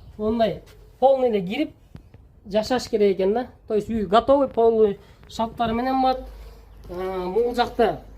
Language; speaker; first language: Kyrgyz; non-native, local second language; Uzbek